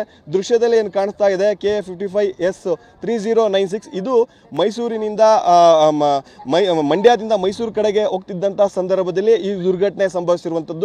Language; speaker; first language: Kannada; native; Kannada